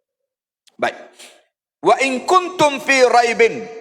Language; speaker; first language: Malay; native; Malay